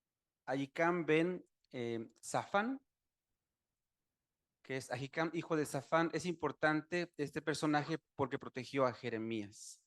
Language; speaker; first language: Spanish; native; Spanish